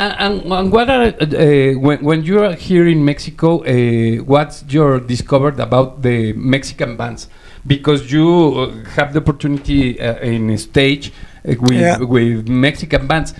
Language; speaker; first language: English; non-native, learner; Spanish